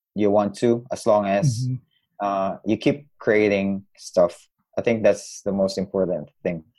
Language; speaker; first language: English; non-native, local second language; Cebuano